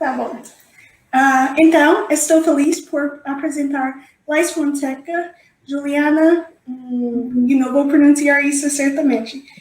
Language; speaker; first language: Portuguese; non-native, fluent; English